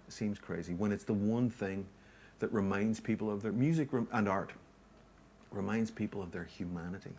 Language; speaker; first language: English; native; English